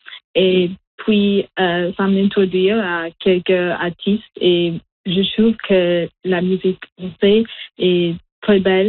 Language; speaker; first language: French; non-native, local second language; English